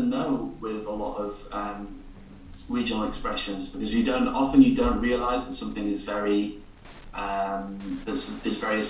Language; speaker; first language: English; native; English